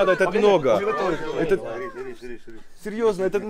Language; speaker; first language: Russian; non-native, learner; Polish